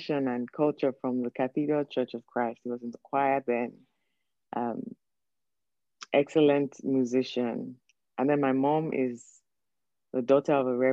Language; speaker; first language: English; non-native, local second language; Yoruba